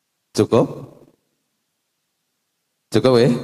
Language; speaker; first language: Indonesian; native; Indonesian